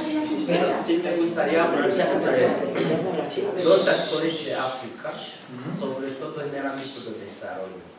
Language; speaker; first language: Spanish; non-native, fluent; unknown